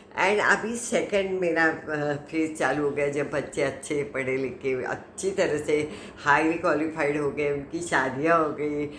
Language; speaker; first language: Hindi; non-native, local second language; Marathi